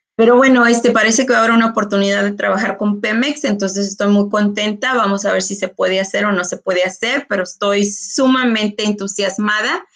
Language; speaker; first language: Spanish; early bilingual, heritage; Spanish